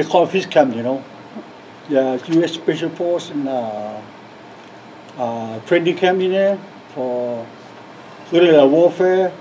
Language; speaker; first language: English; non-native, learner; Lao